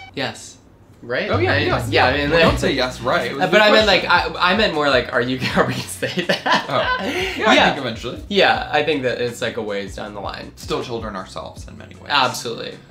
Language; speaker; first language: English; native; English